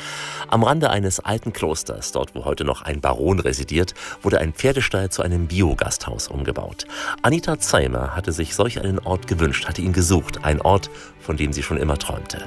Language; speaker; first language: German; native; German